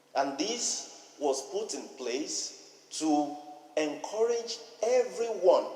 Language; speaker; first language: English; non-native, local second language; Yoruba